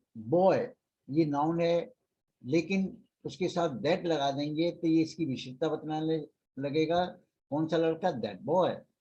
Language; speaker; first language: Hindi; native; Hindi